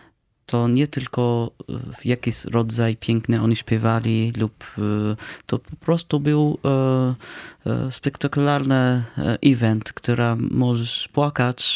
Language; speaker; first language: Polish; non-native, fluent; Arabic